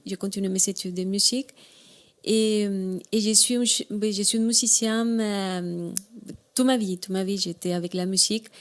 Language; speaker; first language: French; non-native, learner; Spanish